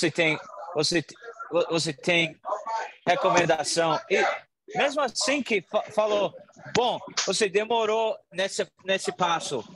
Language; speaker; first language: Portuguese; non-native, learner; English